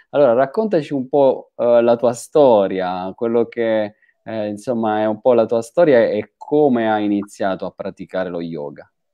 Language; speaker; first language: Italian; native; Italian